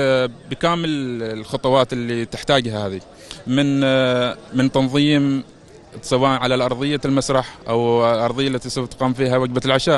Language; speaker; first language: Arabic; native; Arabic